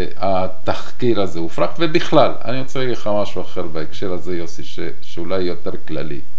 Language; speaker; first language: Hebrew; non-native, fluent; Spanish